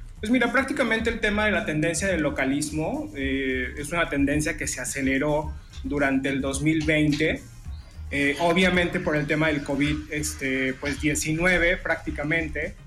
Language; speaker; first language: Spanish; native; Spanish